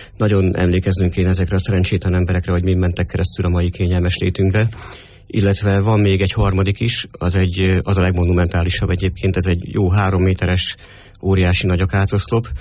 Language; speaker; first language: Hungarian; native; Hungarian